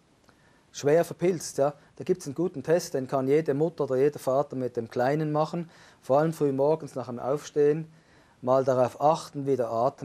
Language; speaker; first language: German; native; German